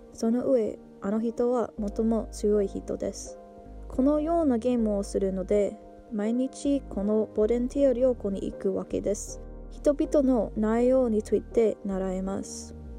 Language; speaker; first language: Japanese; non-native, learner; English